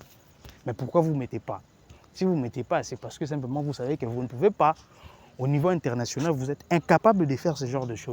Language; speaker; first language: French; non-native, local second language; Lingala